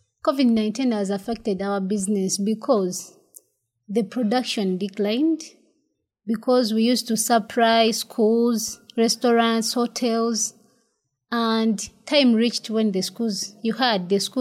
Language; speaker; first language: English; non-native, local second language; Ganda